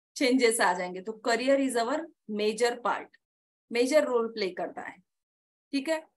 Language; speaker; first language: Hindi; non-native, local second language; Marathi